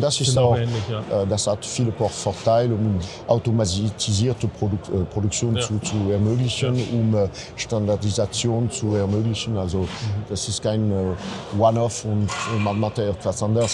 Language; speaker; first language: German; non-native, fluent; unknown